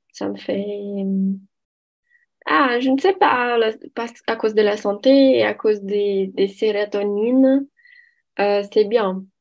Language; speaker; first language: French; non-native, fluent; Portuguese